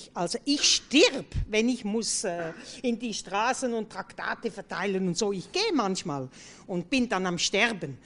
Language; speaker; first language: German; non-native, fluent; French